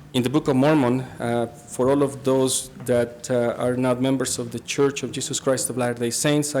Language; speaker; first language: English; non-native, fluent; Spanish